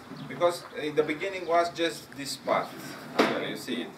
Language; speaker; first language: English; non-native, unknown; Romanian